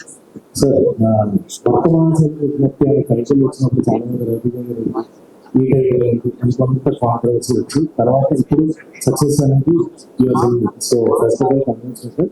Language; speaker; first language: Telugu; native; Telugu